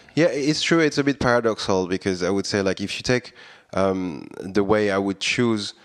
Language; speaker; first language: English; non-native, fluent; French